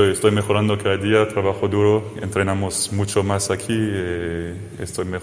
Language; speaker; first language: Spanish; non-native, fluent; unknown